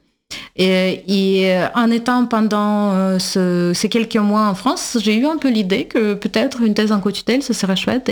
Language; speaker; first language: French; non-native, fluent; Russian